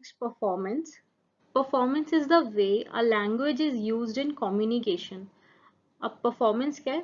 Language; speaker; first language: Hindi; native; Hindi